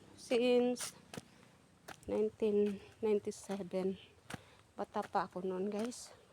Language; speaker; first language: Filipino; non-native, local second language; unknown